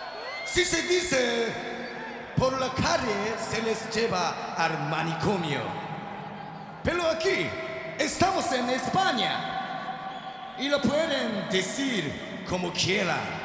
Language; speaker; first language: Spanish; non-native, fluent; Japanese